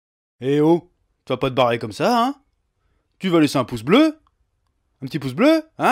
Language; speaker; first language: French; native; French